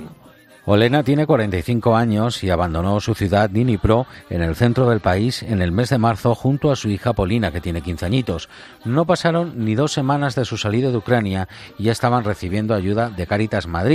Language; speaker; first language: Spanish; native; Spanish